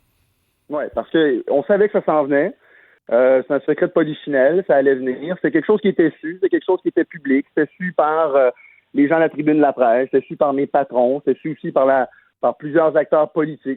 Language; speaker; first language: French; native; French